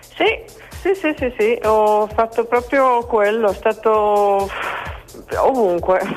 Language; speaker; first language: Italian; non-native, fluent; Danish